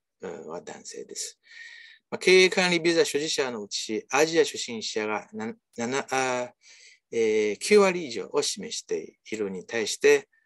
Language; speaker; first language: Japanese; non-native, fluent; Chinese